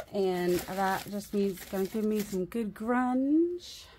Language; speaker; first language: English; native; English